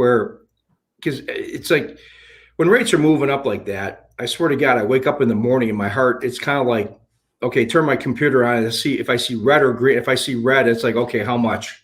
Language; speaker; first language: English; native; English